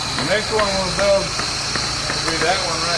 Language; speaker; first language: English; native; English